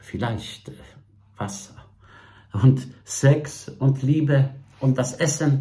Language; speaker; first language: German; non-native, fluent; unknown